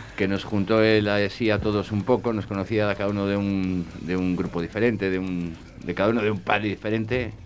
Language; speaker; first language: Spanish; native; Spanish